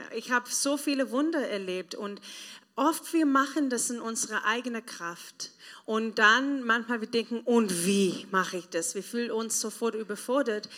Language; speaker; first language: German; non-native, learner; English